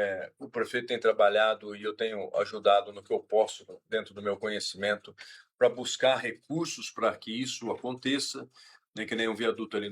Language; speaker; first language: Portuguese; native; Portuguese